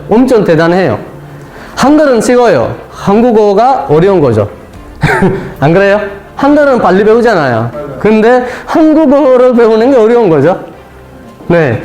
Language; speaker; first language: Korean; non-native, fluent; Sinhala